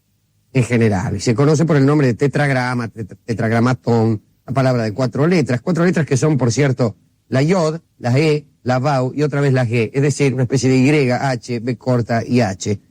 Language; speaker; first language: Spanish; native; Spanish